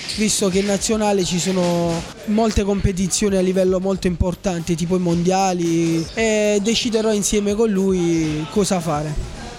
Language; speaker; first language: Italian; native; Italian